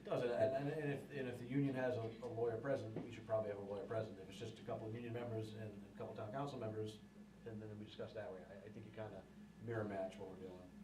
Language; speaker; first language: English; native; English